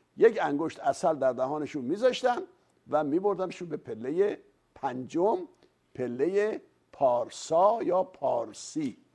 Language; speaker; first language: Persian; native; Persian